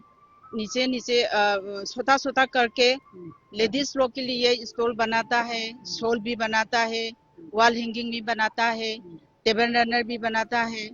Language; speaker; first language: Hindi; non-native, local second language; Manipuri